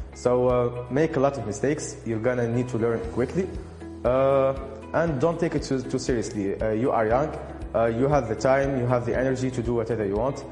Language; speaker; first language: English; non-native, fluent; Arabic